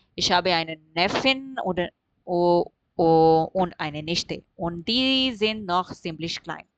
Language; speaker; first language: German; non-native, fluent; Urdu